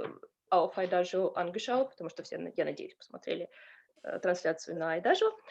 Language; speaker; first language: Russian; native; Russian